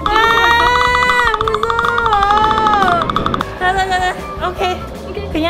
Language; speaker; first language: Korean; non-native, learner; Cantonese